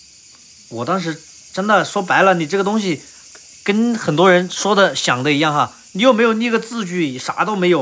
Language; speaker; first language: Chinese; native; Chinese